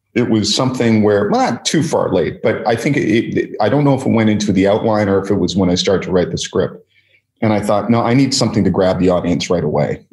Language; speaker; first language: English; native; English